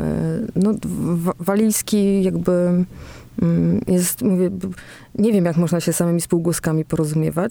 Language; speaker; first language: Polish; native; Polish